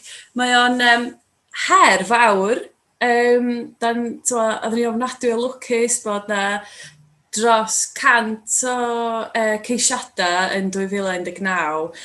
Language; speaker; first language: Welsh; native; Welsh